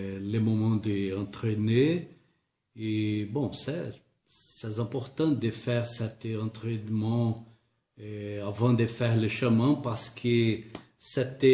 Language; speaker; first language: French; non-native, learner; Portuguese